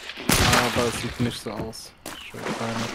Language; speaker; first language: German; native; German